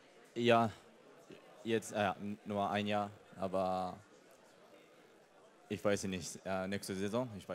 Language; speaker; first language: German; non-native, learner; Japanese